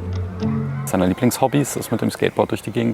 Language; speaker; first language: German; native; German